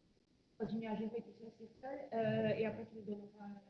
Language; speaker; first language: French; native; French